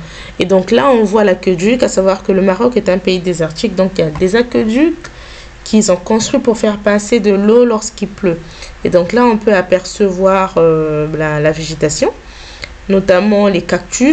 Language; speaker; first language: French; native; French